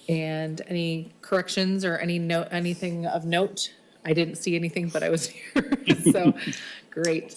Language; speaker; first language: English; early bilingual, other home language; Arabic